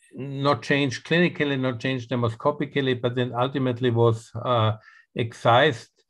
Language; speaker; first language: English; non-native, fluent; German